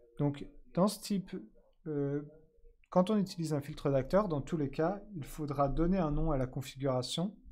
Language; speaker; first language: French; native; French